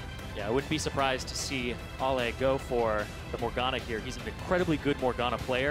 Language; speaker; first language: English; native; English